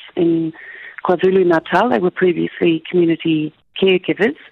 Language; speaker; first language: English; native; English